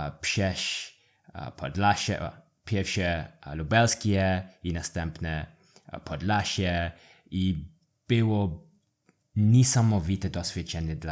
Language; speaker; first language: Polish; non-native, learner; English